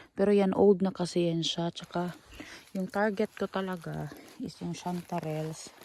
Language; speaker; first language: Filipino; non-native, local second language; Cebuano